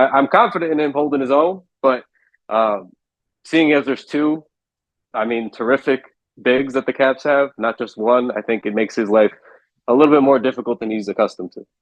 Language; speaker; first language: English; native; English